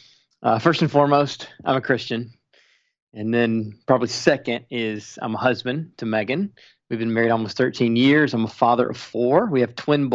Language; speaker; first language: English; native; English